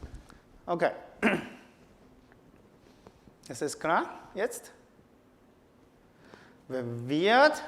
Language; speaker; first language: German; non-native, fluent; Chinese